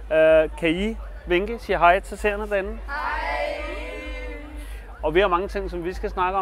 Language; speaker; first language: Danish; native; Danish